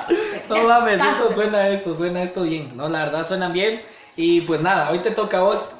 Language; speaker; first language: Spanish; native; Spanish